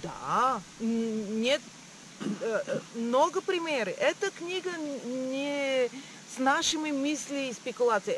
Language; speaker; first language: Russian; non-native, learner; Bulgarian